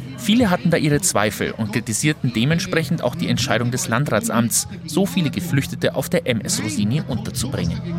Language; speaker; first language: German; native; German